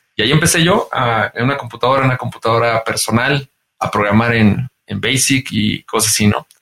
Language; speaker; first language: Spanish; native; Spanish